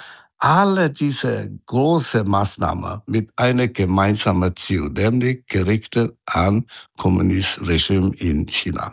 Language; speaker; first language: German; non-native, fluent; Chinese